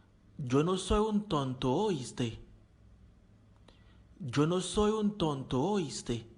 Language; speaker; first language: Spanish; non-native, learner; Haitian Creole